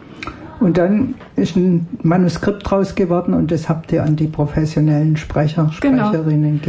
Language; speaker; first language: German; native; German